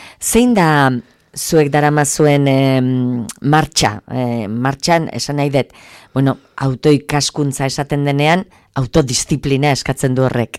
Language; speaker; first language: Basque; native; Basque